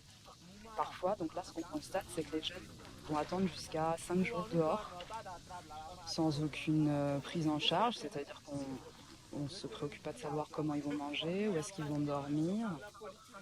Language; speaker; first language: French; native; French